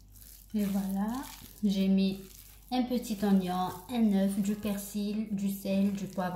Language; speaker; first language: French; non-native, local second language; Arabic